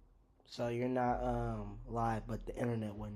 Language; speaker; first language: English; native; English